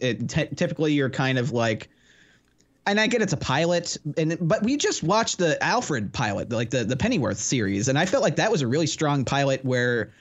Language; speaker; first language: English; native; English